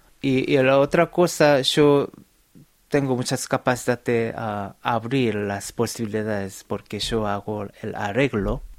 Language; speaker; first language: Spanish; non-native, fluent; Korean